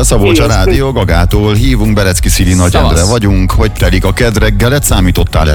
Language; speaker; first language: Hungarian; native; Hungarian